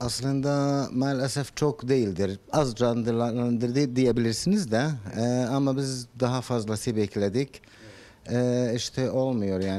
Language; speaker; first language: Turkish; non-native, fluent; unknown